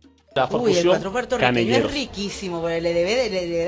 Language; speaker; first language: Spanish; native; Spanish